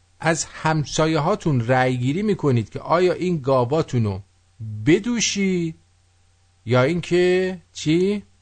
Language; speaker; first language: Persian; native; Persian